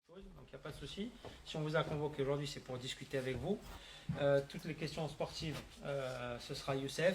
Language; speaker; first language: French; native; French